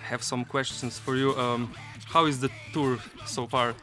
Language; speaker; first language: English; non-native, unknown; Slovenian